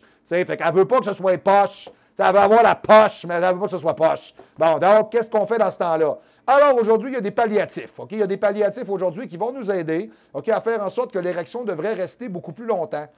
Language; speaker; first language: French; native; French